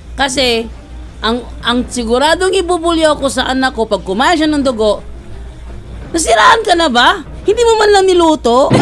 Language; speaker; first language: Filipino; native; Filipino